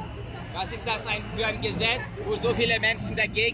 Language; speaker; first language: German; native; German